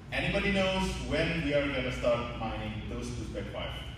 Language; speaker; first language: English; non-native, fluent; Indonesian